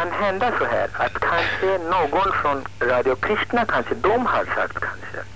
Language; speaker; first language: Swedish; non-native, fluent; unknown